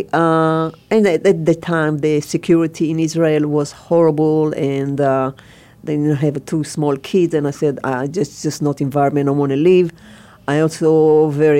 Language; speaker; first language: English; non-native, learner; Hebrew